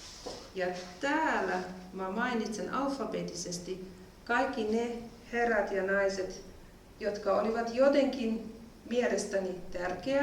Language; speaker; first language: Finnish; non-native, fluent; German